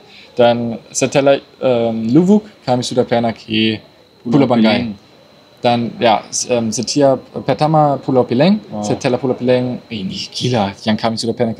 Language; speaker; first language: Indonesian; non-native, learner; German